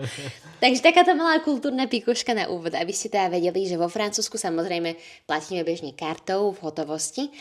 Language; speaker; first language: Slovak; native; Slovak